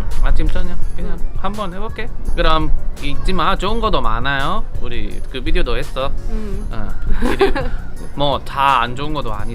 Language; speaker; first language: Korean; non-native, learner; Spanish